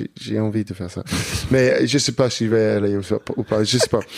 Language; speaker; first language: French; non-native, fluent; English